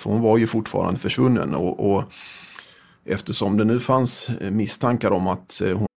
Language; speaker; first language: Swedish; native; Swedish